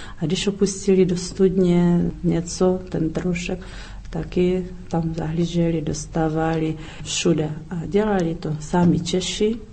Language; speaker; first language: Czech; early bilingual, heritage; Czech